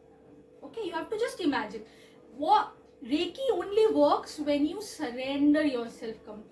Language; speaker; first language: English; non-native, local second language; Bangla